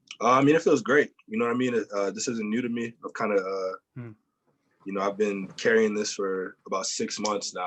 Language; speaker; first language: English; native; English